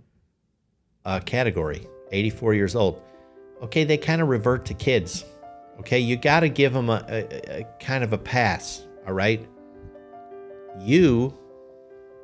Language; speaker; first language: English; native; English